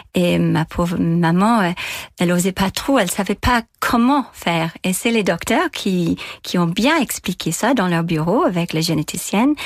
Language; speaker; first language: French; non-native, fluent; English